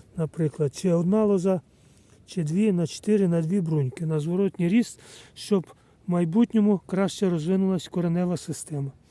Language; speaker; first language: Ukrainian; native; Ukrainian